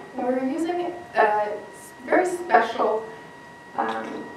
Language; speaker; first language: English; native; English